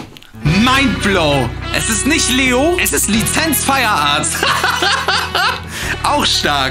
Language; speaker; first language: German; native; German